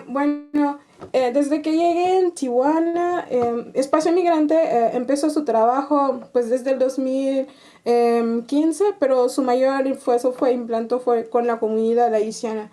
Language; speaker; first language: Spanish; non-native, fluent; Haitian Creole